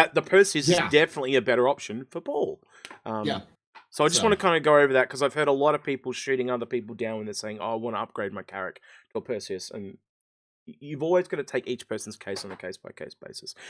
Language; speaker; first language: English; native; English